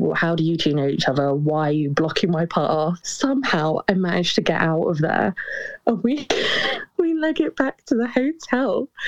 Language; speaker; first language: English; native; English